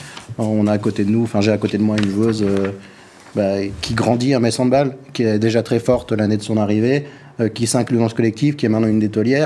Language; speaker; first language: French; native; French